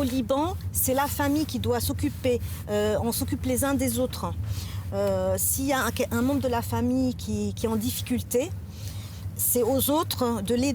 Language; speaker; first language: French; non-native, local second language; Arabic